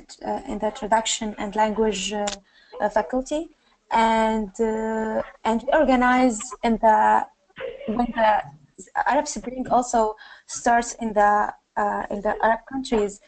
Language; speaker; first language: English; non-native, learner; Arabic